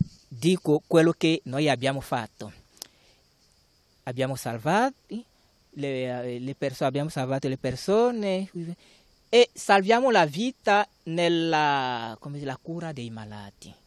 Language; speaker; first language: Italian; non-native, learner; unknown